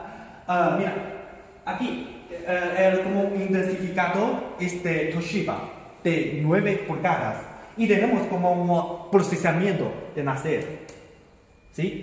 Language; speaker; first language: Spanish; non-native, learner; Chinese